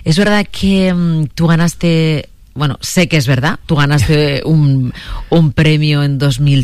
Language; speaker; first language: Spanish; native; Spanish